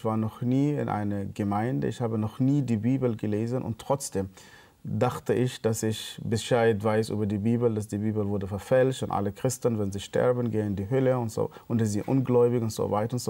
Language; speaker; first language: German; non-native, fluent; Arabic